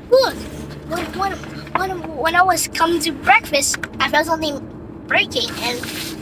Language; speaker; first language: English; native; English